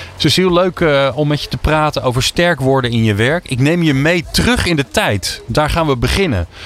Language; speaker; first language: Dutch; native; Dutch